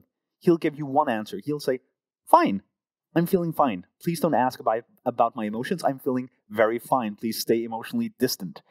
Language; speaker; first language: English; non-native, fluent; Danish